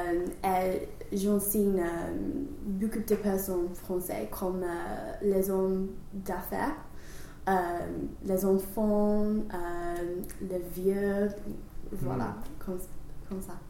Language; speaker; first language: French; non-native, learner; English